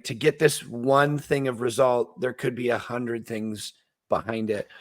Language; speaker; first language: English; native; English